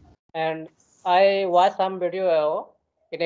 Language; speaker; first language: English; non-native, learner; Hindi